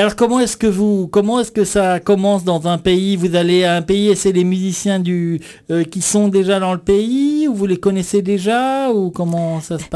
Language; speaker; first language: French; native; French